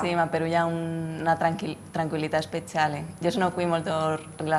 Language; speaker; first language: Italian; non-native, learner; Spanish